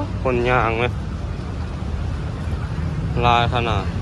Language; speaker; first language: Thai; non-native, local second language; Northeastern Thai